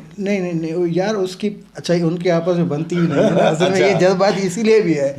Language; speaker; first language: Urdu; non-native, local second language; Sindhi